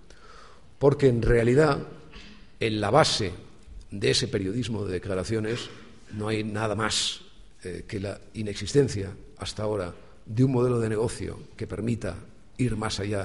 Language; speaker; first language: Spanish; native; Spanish